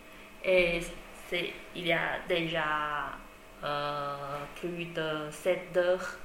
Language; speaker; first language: French; non-native, learner; Chinese